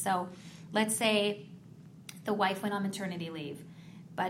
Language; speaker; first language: English; native; English